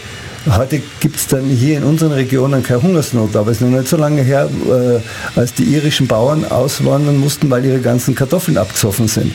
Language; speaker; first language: German; native; German